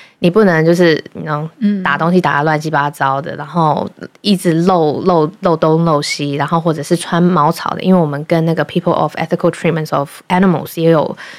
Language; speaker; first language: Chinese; early bilingual, heritage; Chinese